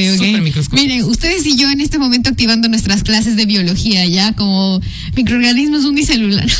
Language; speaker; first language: Spanish; native; Spanish